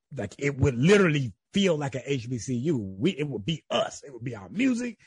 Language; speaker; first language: English; native; English